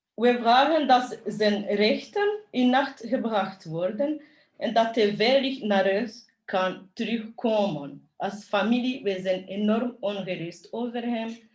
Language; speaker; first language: Dutch; early bilingual, other home language; Kinyarwanda